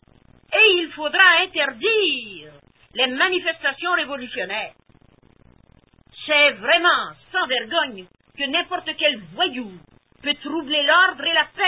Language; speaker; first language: French; native; French